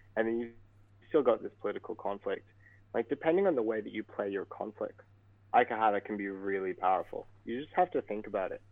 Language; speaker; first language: English; native; English